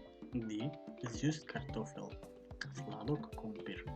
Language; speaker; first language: German; non-native, fluent; Macedonian